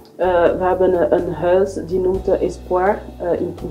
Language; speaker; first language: Dutch; non-native, learner; French